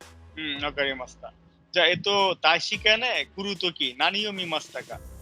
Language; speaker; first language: Japanese; non-native, fluent; Bangla